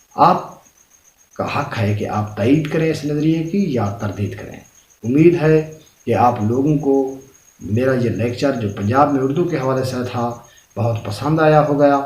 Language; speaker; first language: Urdu; non-native, local second language; Saraiki